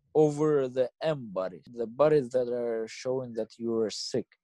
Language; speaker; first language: English; non-native, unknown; Russian